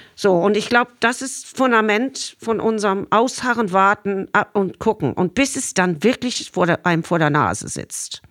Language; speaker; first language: German; non-native, fluent; English